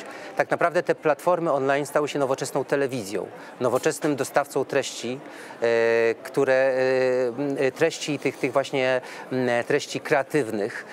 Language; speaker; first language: Polish; native; Polish